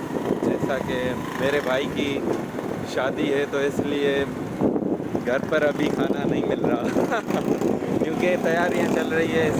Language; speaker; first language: Hindi; non-native, local second language; Sindhi